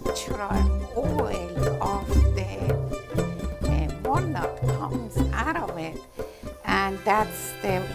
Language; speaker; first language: English; non-native, learner; Persian